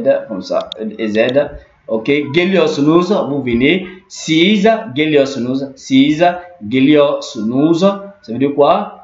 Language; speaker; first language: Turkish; non-native, learner; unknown